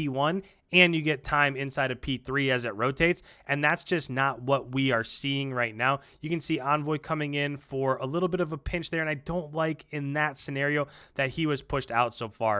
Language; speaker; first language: English; native; English